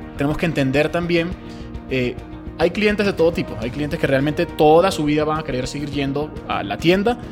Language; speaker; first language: Spanish; native; Spanish